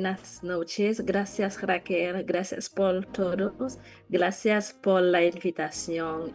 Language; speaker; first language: Spanish; non-native, learner; Haitian Creole